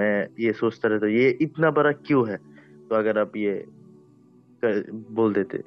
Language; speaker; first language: Hindi; non-native, fluent; Bangla